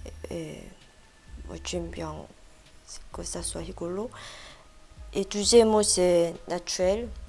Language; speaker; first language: French; non-native, fluent; Korean